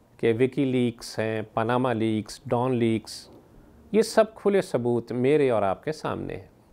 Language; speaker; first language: Urdu; native; Urdu